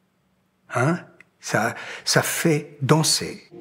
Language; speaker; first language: French; non-native, local second language; German